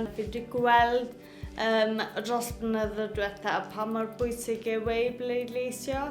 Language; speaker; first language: Welsh; native; Welsh